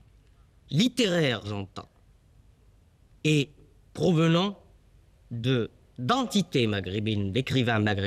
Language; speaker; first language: French; non-native, local second language; Arabic